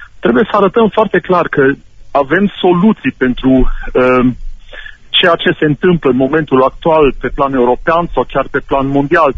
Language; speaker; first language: Romanian; non-native, local second language; German